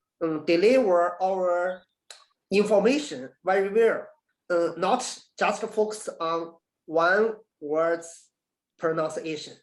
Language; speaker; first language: English; non-native, learner; Chinese